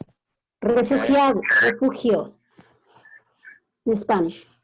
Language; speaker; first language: English; non-native, learner; Spanish